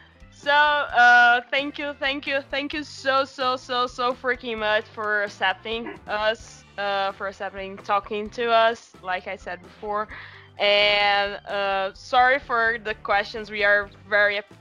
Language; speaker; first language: English; non-native, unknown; Portuguese